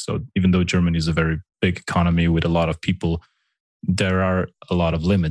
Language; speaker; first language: English; non-native, fluent; Slovenian